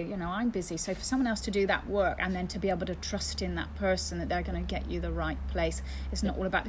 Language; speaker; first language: English; native; English